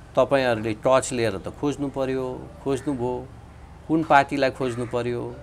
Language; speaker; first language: Nepali; native; Nepali